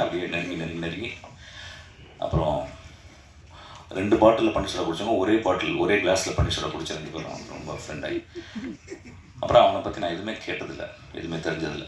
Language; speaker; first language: Tamil; native; Tamil